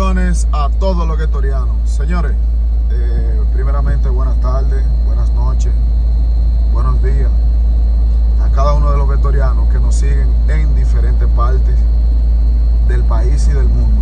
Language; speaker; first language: Spanish; native; Spanish